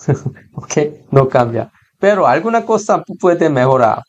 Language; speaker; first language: Spanish; non-native, learner; Korean